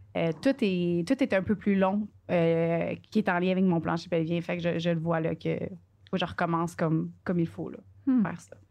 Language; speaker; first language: French; native; French